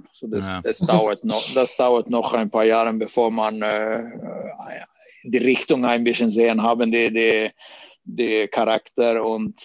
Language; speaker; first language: German; non-native, fluent; Swedish